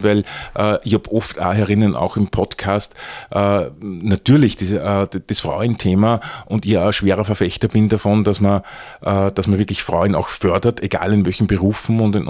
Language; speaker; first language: German; native; German